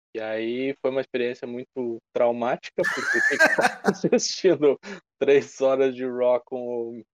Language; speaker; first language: Portuguese; native; Portuguese